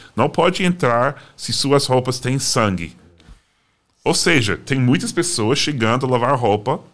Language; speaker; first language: Portuguese; non-native, fluent; English